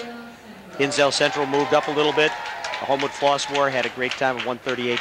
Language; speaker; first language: English; native; English